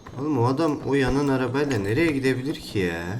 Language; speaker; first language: Turkish; native; Turkish